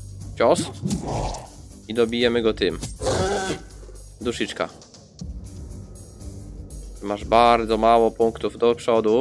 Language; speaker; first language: Polish; native; Polish